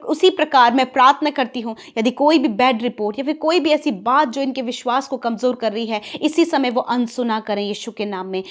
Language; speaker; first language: Hindi; native; Hindi